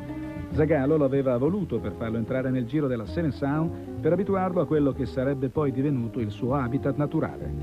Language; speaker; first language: Italian; native; Italian